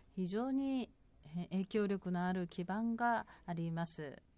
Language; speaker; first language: Japanese; non-native, fluent; Korean